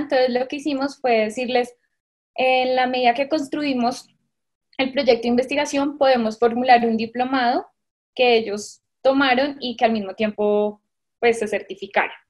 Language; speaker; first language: Spanish; native; Spanish